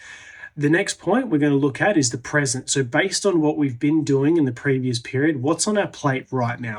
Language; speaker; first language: English; native; English